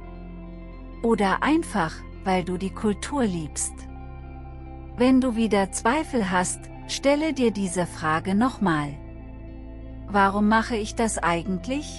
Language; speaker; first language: German; native; German